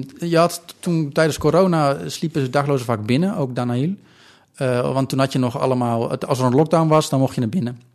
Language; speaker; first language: Dutch; native; Dutch